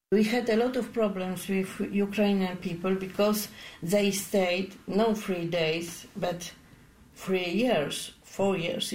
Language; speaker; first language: English; non-native, learner; Polish